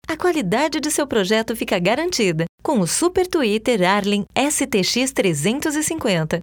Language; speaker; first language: Portuguese; native; Portuguese